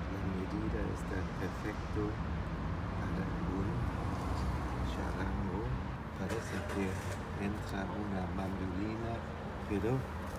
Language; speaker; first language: Spanish; non-native, fluent; German